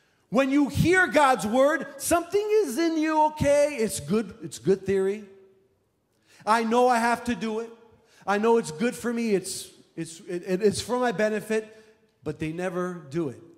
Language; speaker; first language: English; early bilingual, other home language; Romanian